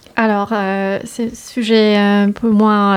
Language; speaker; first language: French; non-native, learner; English